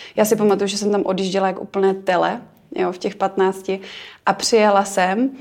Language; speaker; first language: Czech; native; Czech